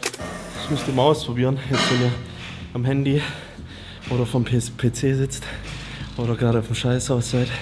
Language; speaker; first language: German; native; German